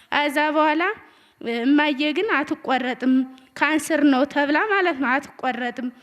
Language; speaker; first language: Amharic; native; Amharic